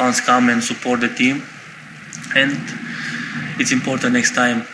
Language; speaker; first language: English; non-native, learner; Romanian